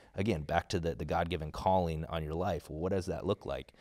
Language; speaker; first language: English; native; English